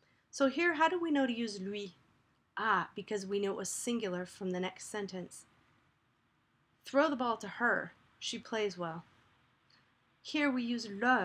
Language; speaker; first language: English; native; English